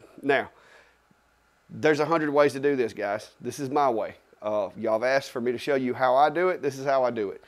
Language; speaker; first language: English; native; English